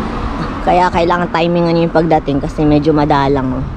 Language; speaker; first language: Filipino; native; Filipino